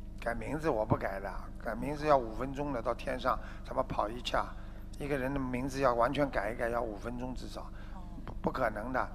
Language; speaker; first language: Chinese; native; Chinese